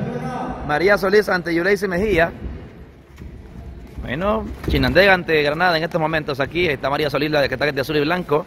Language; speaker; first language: Spanish; native; Spanish